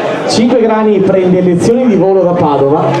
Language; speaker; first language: Italian; native; Italian